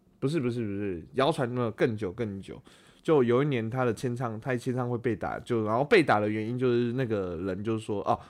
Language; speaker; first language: Chinese; native; Chinese